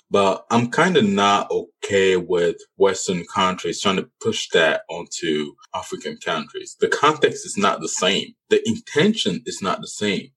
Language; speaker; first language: English; non-native, local second language; French